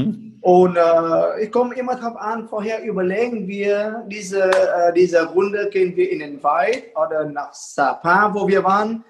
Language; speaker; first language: German; non-native, fluent; Vietnamese